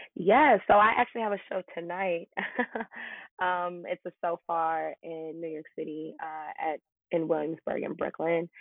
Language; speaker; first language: English; native; English